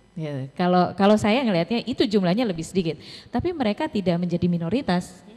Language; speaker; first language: Indonesian; native; Indonesian